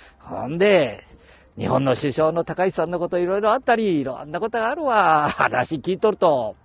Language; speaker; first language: Japanese; native; Japanese